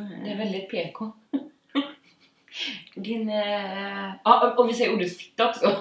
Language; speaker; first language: Swedish; native; Swedish